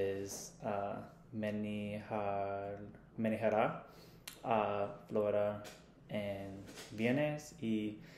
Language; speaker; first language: Spanish; non-native, learner; English